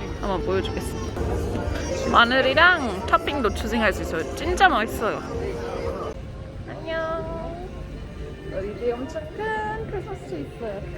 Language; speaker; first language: Korean; early bilingual, heritage; German